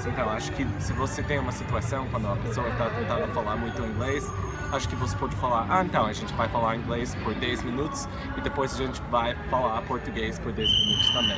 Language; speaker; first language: Portuguese; non-native, fluent; English